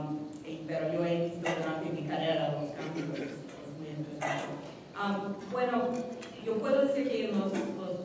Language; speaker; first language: Spanish; non-native, fluent; English